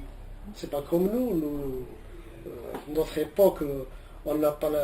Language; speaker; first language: French; non-native, local second language; Arabic